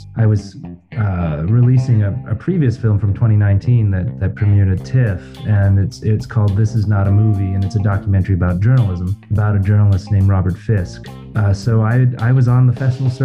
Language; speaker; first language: English; native; English